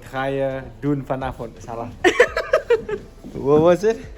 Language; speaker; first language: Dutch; non-native, learner; Indonesian